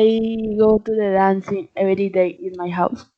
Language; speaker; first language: English; non-native, learner; Spanish